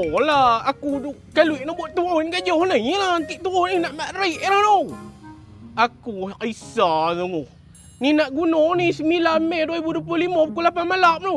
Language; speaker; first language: Malay; native; Malay